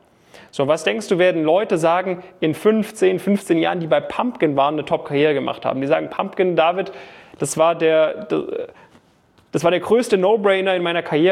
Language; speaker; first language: German; native; German